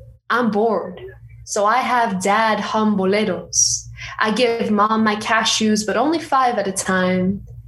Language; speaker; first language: English; native; English